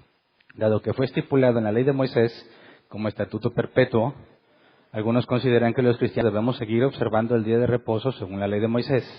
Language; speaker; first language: Spanish; native; Spanish